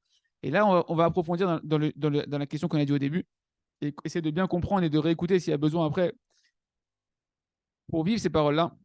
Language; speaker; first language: French; native; French